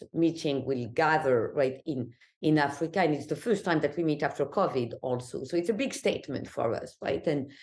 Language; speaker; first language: English; non-native, fluent; Arabic